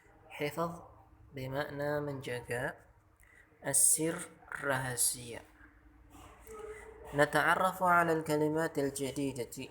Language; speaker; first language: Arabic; non-native, fluent; Indonesian